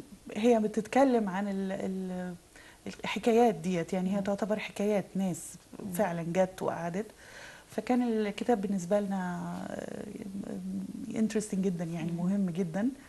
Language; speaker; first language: Arabic; native; Arabic